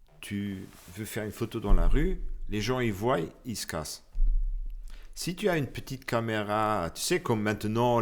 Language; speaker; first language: French; non-native, local second language; Luxembourgish